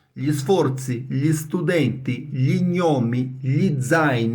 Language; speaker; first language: Italian; non-native, fluent; Portuguese